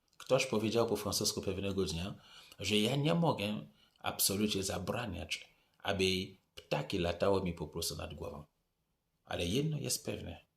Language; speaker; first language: Polish; non-native, fluent; French